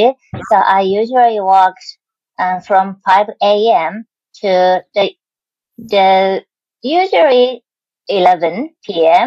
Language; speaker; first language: English; non-native, learner; Japanese